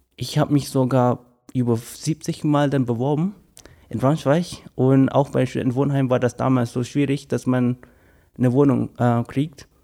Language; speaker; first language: German; non-native, fluent; English